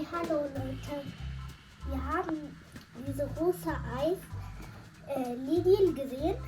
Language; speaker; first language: German; non-native, learner; Tamil